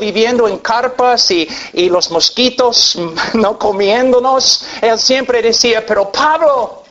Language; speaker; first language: Spanish; non-native, fluent; English